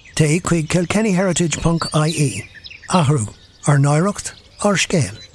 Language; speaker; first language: Irish; non-native, local second language; English